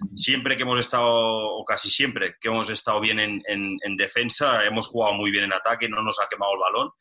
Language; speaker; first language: Spanish; native; Spanish